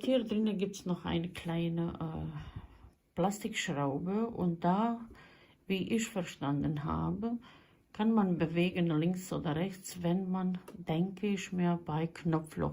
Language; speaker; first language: German; non-native, fluent; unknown